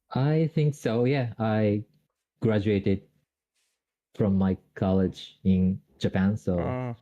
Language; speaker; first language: English; non-native, fluent; Japanese